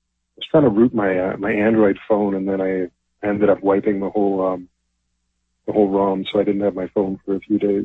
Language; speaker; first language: English; native; English